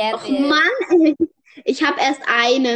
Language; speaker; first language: German; native; German